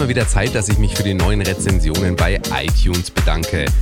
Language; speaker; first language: German; native; German